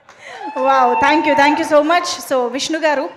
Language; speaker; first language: Telugu; native; Telugu